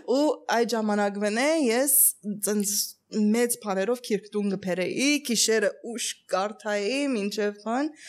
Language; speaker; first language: Armenian; early bilingual, heritage; Armenian